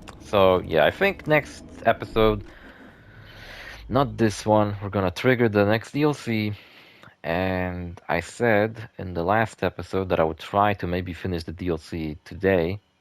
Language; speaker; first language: English; non-native, fluent; Polish